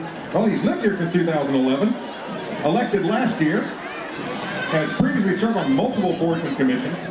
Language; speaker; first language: English; native; English